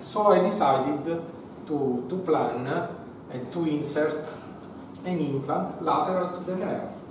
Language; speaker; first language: English; non-native, fluent; Italian